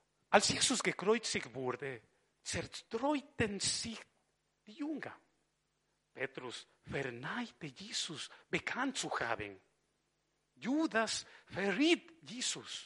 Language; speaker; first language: German; non-native, fluent; Spanish